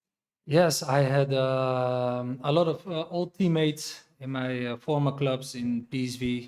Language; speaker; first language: English; non-native, fluent; Dutch